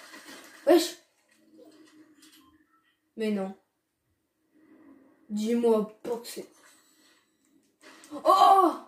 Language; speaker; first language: French; native; French